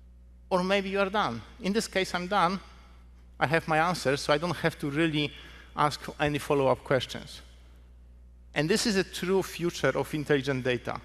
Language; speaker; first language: English; non-native, fluent; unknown